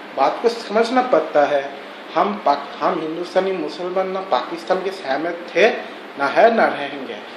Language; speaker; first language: Hindi; non-native, local second language; Bangla